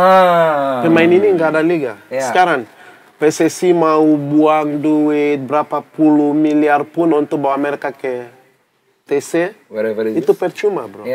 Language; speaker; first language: Indonesian; non-native, fluent; English